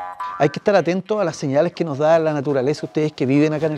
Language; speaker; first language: Spanish; native; Spanish